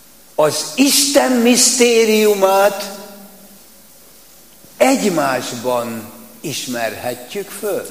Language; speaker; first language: Hungarian; native; Hungarian